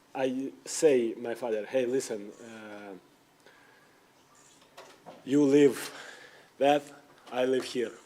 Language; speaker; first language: English; non-native, learner; Ukrainian